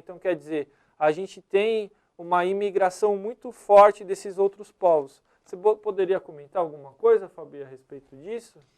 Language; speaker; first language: Portuguese; native; Portuguese